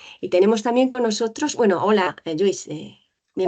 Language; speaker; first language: Spanish; native; Spanish